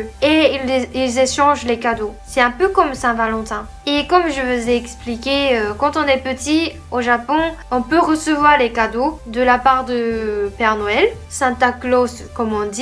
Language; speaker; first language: French; non-native, fluent; Japanese